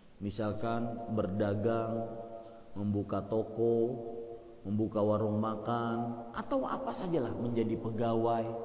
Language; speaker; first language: Indonesian; native; Indonesian